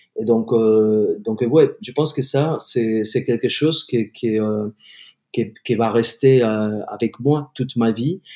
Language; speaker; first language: French; non-native, fluent; Spanish